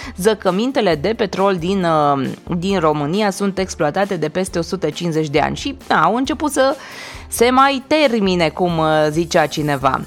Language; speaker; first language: Romanian; native; Romanian